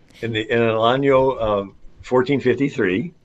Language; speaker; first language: Spanish; non-native, learner; English